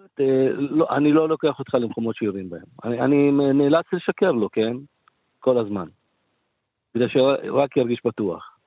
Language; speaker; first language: Hebrew; non-native, local second language; Arabic